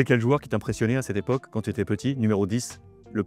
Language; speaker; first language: French; native; French